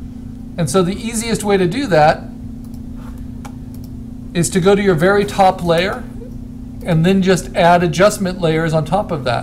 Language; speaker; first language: English; native; English